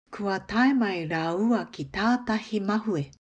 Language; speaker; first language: Māori; non-native, learner; Japanese